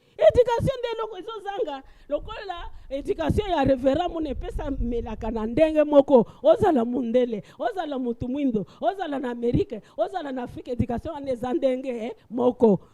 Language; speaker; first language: Lingala; non-native, local second language; Luba-Lulua